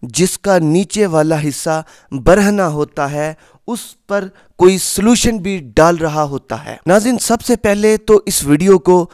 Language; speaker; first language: Urdu; non-native, local second language; Punjabi